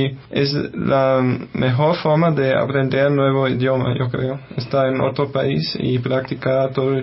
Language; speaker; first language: Spanish; non-native, fluent; German